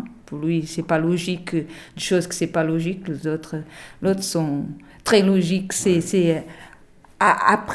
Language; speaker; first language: French; non-native, learner; Portuguese